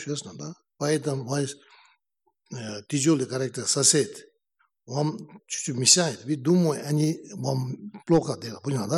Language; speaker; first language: Russian; non-native, learner; Tibetan